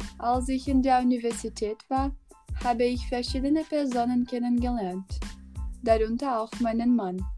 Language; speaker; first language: German; non-native, learner; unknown